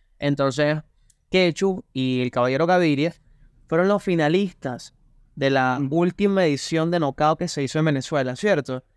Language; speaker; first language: Spanish; native; Spanish